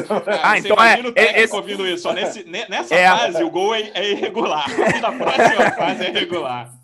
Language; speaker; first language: Portuguese; native; Portuguese